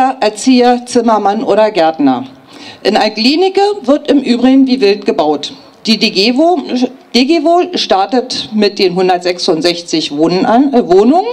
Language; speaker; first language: German; native; German